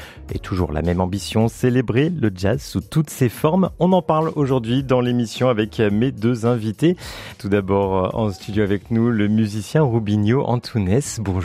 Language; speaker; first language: French; native; French